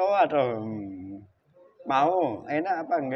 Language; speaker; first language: Indonesian; native; Indonesian